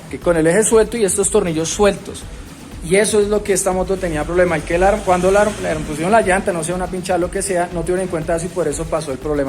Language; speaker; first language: Spanish; native; Spanish